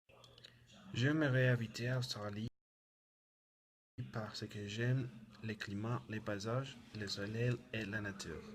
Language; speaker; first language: French; non-native, learner; Spanish